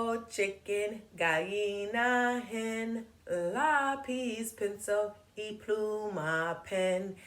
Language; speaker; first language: Spanish; non-native, learner; English